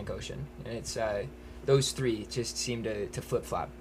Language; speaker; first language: English; native; English